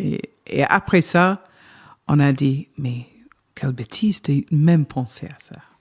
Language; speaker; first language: French; non-native, fluent; English